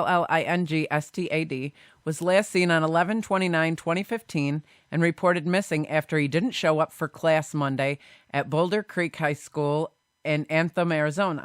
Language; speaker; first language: English; native; English